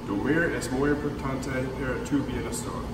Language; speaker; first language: Spanish; non-native, learner; English